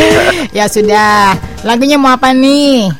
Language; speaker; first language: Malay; non-native, local second language; Sundanese